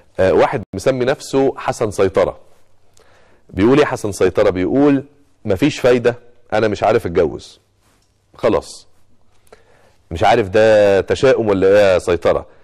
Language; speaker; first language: Arabic; native; Arabic